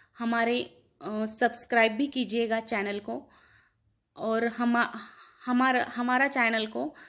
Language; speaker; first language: Hindi; non-native, local second language; Marathi